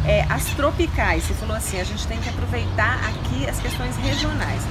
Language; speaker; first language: Portuguese; native; Portuguese